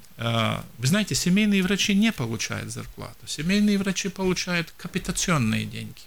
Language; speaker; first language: Russian; non-native, local second language; Latvian